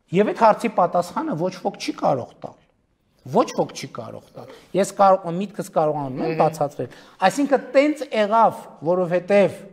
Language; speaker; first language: Armenian; native; Armenian